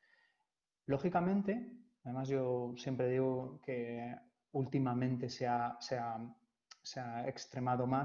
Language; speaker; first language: Spanish; native; Spanish